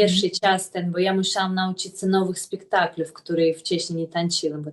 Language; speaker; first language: Polish; non-native, fluent; Russian